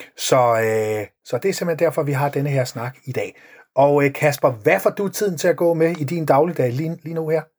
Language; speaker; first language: Danish; native; Danish